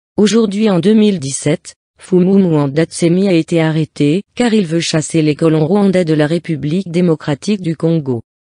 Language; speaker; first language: French; non-native, local second language; Lingala